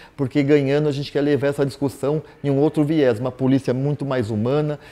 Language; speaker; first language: Portuguese; native; Portuguese